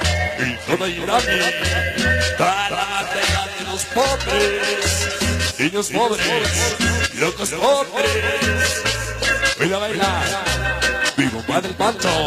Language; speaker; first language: Spanish; native; Spanish